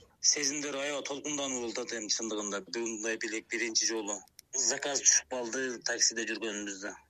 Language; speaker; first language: Kyrgyz; native; Kyrgyz